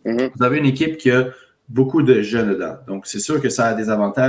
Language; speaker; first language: French; native; French